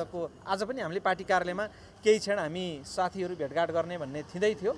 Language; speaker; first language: Nepali; native; Nepali